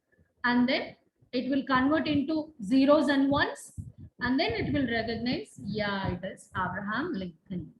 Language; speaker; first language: English; non-native, local second language; Tamil